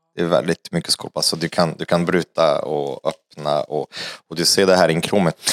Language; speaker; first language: Swedish; non-native, fluent; French